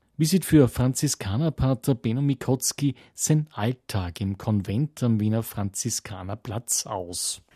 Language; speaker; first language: German; native; German